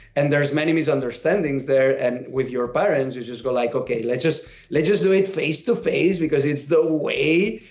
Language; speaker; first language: English; non-native, fluent; Spanish